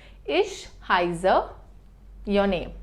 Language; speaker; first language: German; non-native, fluent; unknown